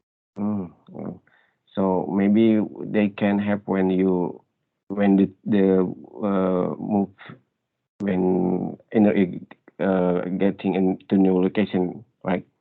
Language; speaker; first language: English; non-native, learner; Indonesian